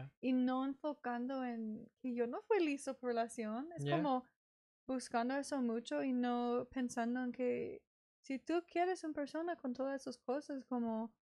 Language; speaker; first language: Spanish; non-native, learner; English